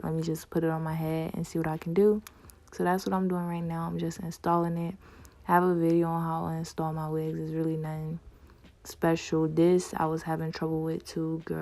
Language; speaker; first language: English; native; English